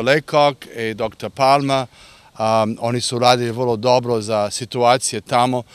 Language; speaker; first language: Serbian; early bilingual, heritage; Serbian